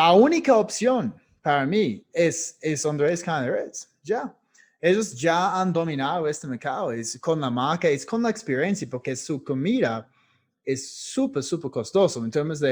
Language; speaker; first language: Spanish; non-native, fluent; English